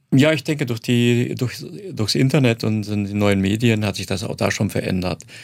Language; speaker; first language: German; non-native, fluent; Croatian